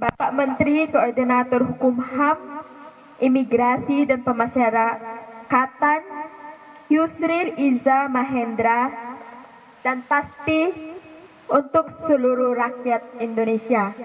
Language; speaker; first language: Indonesian; non-native, fluent; Filipino